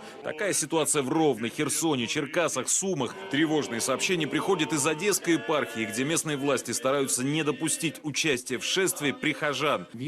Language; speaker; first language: Russian; native; Russian